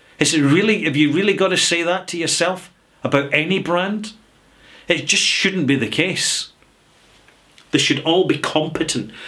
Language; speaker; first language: English; native; English